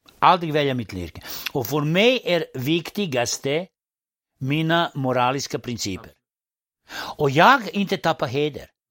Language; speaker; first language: Swedish; non-native, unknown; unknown